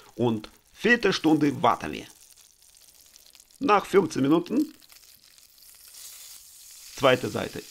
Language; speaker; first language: German; non-native, learner; Russian